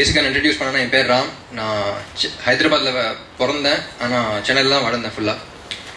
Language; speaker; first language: Tamil; non-native, local second language; Telugu